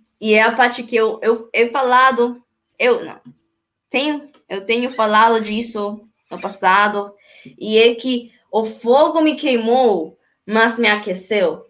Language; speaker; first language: Portuguese; non-native, learner; Spanish